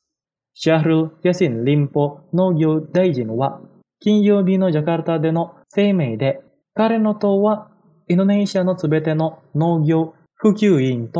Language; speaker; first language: Japanese; non-native, fluent; Indonesian